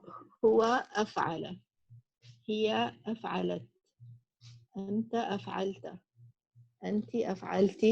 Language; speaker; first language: Arabic; non-native, learner; English